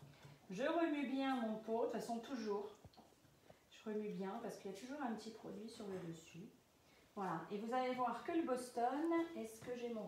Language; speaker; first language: French; native; French